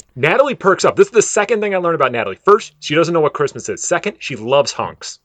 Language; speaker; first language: English; native; English